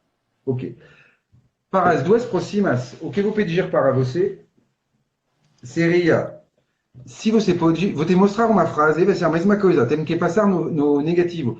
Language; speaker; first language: Portuguese; non-native, fluent; French